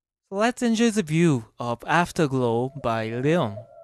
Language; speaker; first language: English; non-native, fluent; Japanese